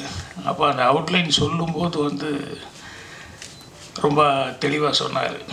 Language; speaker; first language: Tamil; native; Tamil